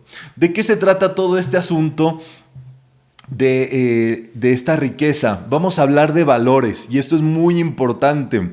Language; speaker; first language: Spanish; native; Spanish